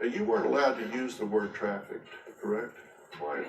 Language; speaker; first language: English; native; English